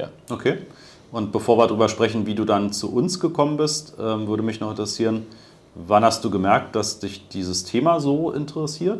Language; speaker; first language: German; native; German